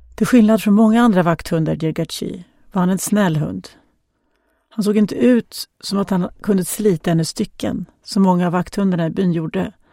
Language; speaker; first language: Swedish; non-native, fluent; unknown